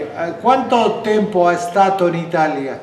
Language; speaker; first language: Italian; non-native, learner; Spanish